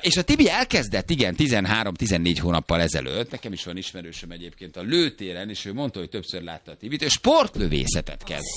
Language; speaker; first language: Hungarian; native; Hungarian